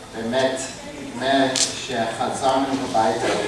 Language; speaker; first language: Hebrew; non-native, fluent; English